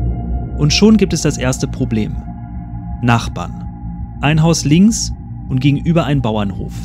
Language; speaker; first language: German; native; German